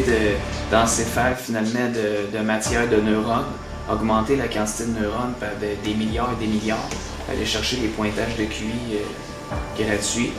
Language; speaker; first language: French; native; French